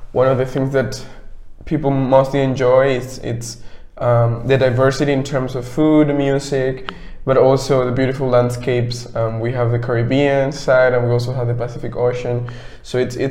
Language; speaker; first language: English; non-native, fluent; Spanish